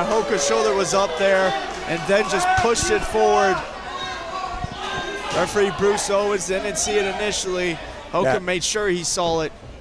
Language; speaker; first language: English; native; English